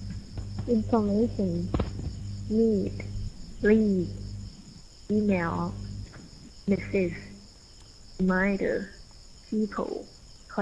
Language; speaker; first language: English; non-native, learner; Thai